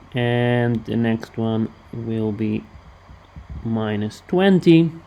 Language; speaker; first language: English; non-native, fluent; Dutch